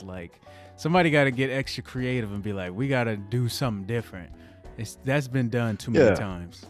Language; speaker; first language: English; native; English